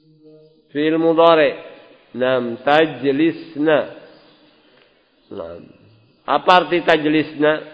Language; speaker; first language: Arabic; non-native, fluent; Indonesian